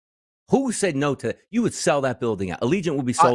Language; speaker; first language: English; native; English